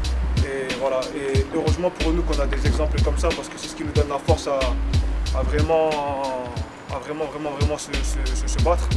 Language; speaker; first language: French; native; French